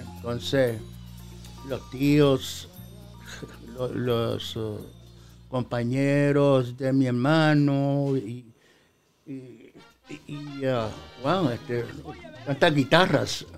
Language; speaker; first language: Spanish; early bilingual, heritage; Spanish